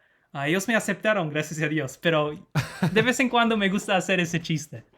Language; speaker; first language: Spanish; non-native, fluent; English